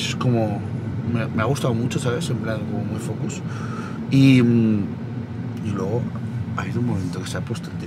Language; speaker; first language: Spanish; native; Spanish